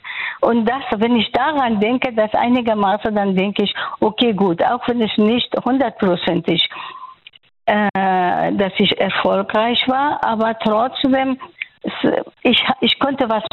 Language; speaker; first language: German; non-native, fluent; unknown